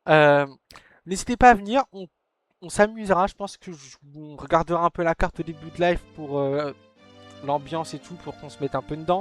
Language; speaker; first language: French; native; French